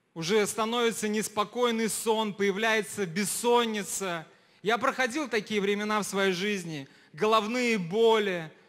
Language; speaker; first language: Russian; native; Russian